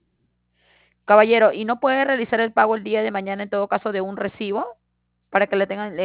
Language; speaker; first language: Spanish; native; Spanish